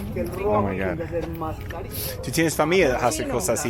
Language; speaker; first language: Spanish; non-native, learner; English